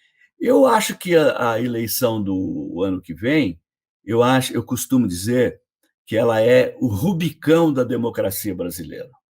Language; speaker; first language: Portuguese; native; Portuguese